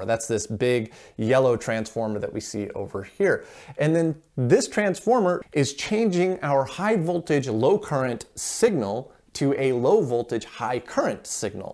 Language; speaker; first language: English; native; English